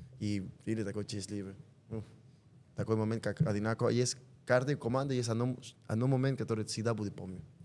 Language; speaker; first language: Russian; non-native, learner; Spanish